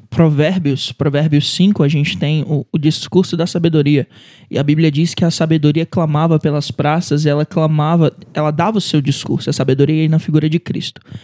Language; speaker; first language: Portuguese; native; Portuguese